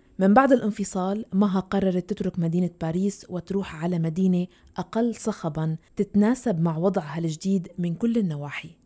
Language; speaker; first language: Arabic; native; Arabic